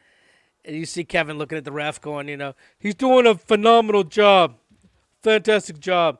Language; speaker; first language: English; native; English